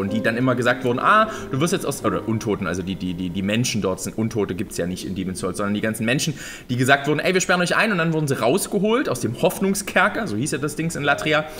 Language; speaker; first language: German; native; German